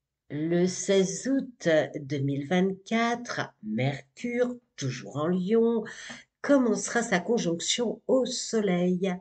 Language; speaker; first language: French; native; French